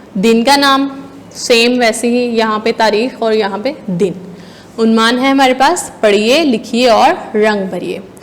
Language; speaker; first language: Hindi; non-native, local second language; Punjabi